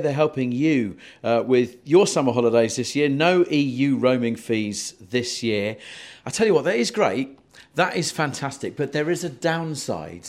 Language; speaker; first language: English; native; English